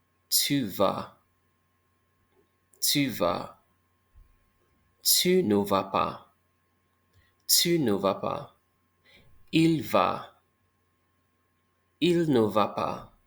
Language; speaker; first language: French; non-native, fluent; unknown